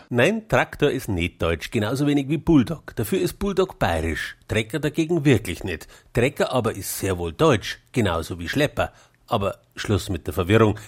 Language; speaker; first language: German; native; German